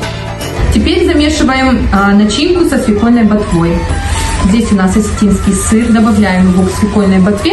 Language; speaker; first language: Russian; native; Russian